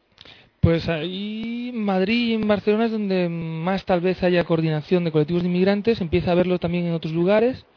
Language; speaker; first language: Spanish; native; Spanish